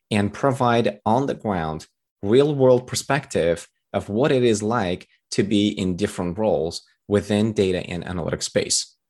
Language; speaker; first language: English; early bilingual, other home language; Tajik